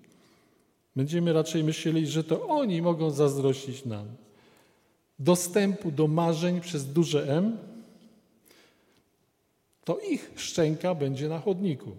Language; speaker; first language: Polish; native; Polish